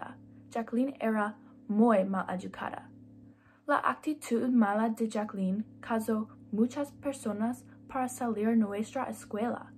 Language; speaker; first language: Spanish; non-native, learner; English